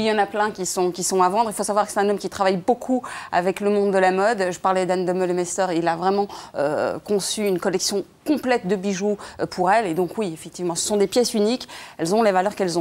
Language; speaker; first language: French; native; French